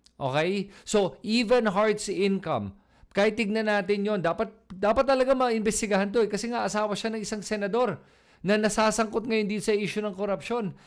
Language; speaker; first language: Filipino; native; Filipino